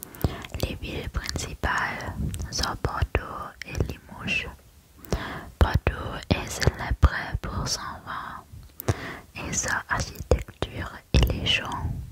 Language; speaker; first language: French; non-native, learner; German